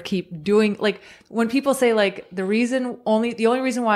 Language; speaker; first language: English; early bilingual, other home language; Croatian